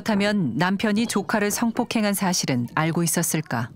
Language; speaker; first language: Korean; native; Korean